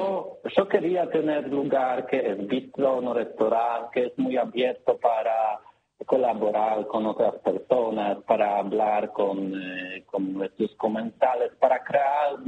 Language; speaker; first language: Spanish; non-native, learner; Polish